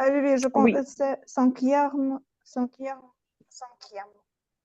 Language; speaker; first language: French; non-native, learner; Russian